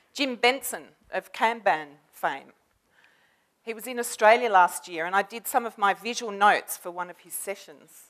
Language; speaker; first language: English; native; English